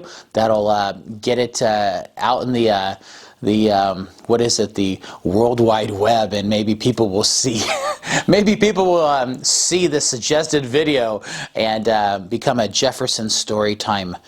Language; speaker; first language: English; native; English